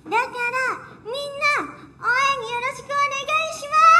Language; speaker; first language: Japanese; non-native, learner; Indonesian